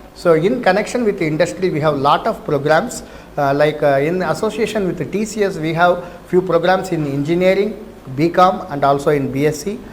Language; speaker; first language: English; non-native, local second language; Telugu